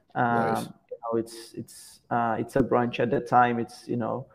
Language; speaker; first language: English; non-native, fluent; Portuguese